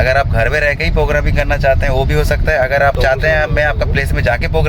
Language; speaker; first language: Hindi; non-native, local second language; Odia